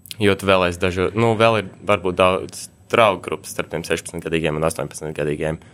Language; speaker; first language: Latvian; early bilingual, heritage; Latvian